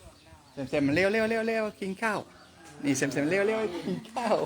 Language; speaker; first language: Thai; non-native, learner; French